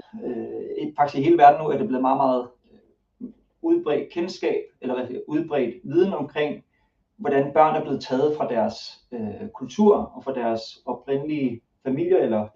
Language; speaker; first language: Danish; early bilingual, other home language; Kalaallisut